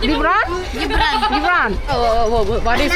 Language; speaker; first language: English; non-native, learner; Korean